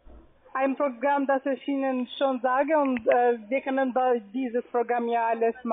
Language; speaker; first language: German; non-native, learner; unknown